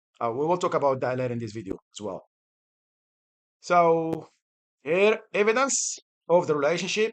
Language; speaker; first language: English; non-native, fluent; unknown